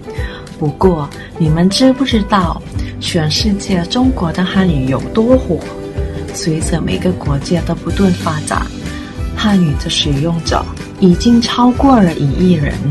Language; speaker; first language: Chinese; non-native, fluent; Thai